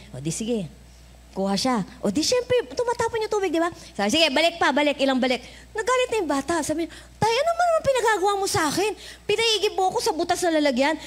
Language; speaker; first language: Filipino; native; Filipino